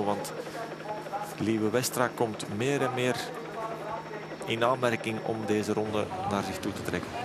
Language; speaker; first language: Dutch; native; Dutch